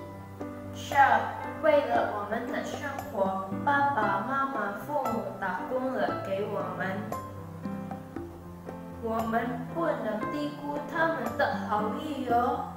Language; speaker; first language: Chinese; non-native, learner; Indonesian